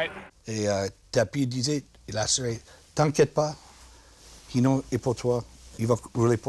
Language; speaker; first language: French; non-native, fluent; English